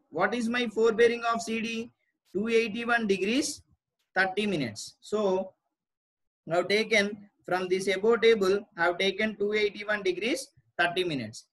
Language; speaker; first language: English; non-native, local second language; Telugu